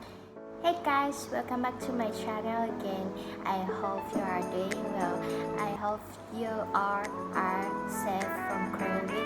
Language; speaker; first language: English; non-native, learner; Thai